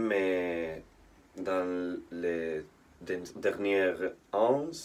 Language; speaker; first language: French; non-native, learner; Spanish